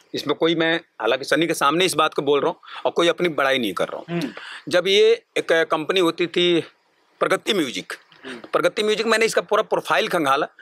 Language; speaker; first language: Hindi; native; Hindi